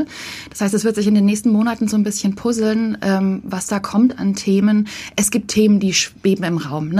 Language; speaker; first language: German; native; German